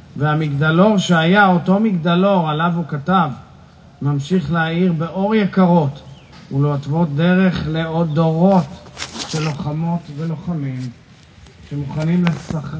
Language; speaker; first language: Hebrew; native; Hebrew